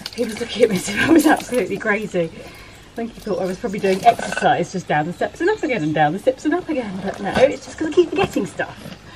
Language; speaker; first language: English; native; English